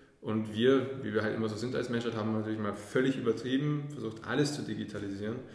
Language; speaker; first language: German; early bilingual, other home language; English